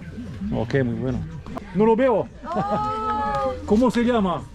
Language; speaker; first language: Spanish; non-native, learner; French